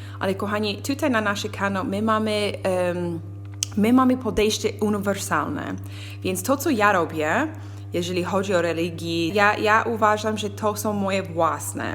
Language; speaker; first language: Polish; non-native, learner; English